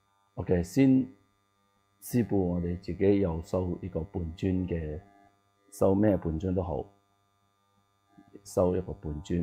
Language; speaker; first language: Cantonese; non-native, learner; Tibetan